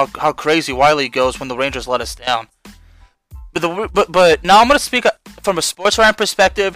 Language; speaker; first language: English; native; English